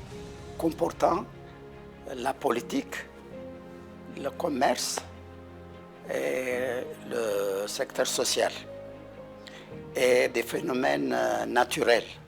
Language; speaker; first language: French; non-native, fluent; Amharic